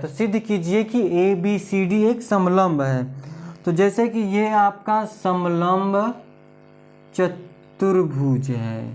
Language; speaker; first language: Hindi; native; Hindi